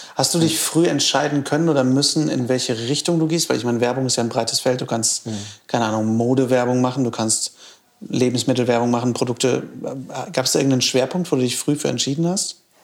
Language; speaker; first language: German; native; German